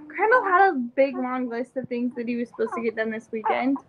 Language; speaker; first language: English; native; English